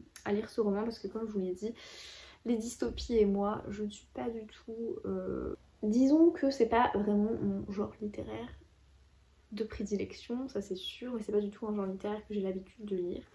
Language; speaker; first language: French; native; French